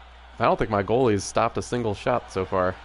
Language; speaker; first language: English; native; English